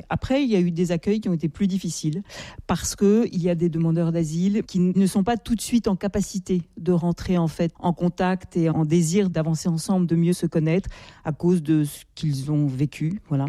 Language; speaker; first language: French; native; French